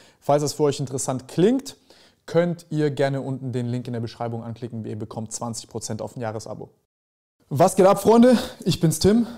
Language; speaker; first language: German; early bilingual, other home language; Serbian